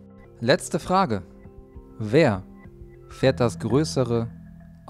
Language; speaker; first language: German; native; German